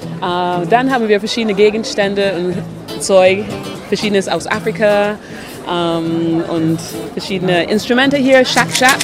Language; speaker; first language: German; non-native, fluent; English